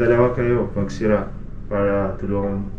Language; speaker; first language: Filipino; non-native, learner; Arabic